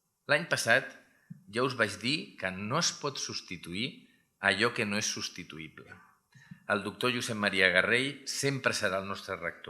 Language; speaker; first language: Catalan; native; Catalan